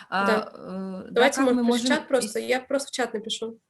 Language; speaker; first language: Russian; native; Russian